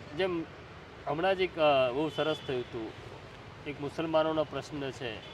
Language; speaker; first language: Gujarati; non-native, local second language; Marathi